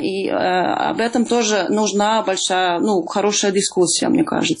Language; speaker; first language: Russian; non-native, fluent; Dutch